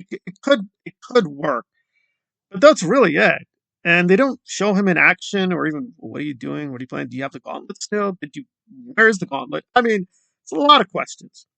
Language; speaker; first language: English; native; English